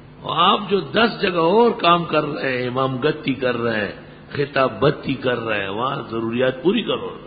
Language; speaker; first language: Urdu; non-native, local second language; Pashto